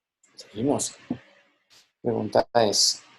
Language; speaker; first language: Spanish; native; Spanish